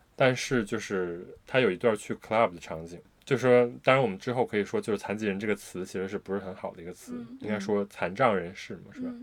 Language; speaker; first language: Chinese; native; Chinese